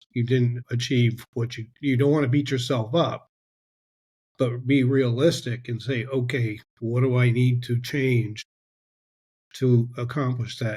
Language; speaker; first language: English; native; English